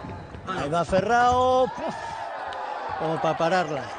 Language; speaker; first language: Spanish; native; Spanish